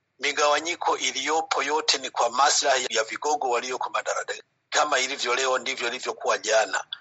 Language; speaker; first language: Swahili; non-native, local second language; Rundi